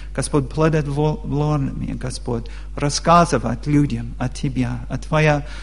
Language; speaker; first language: Russian; non-native, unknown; English